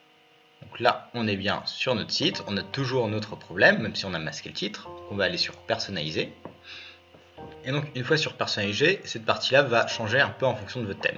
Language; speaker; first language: French; native; French